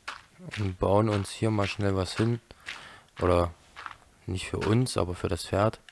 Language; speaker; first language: German; native; German